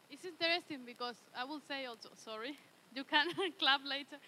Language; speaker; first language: English; early bilingual, other home language; Spanish